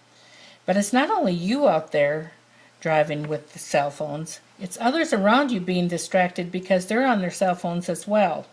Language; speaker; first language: English; native; English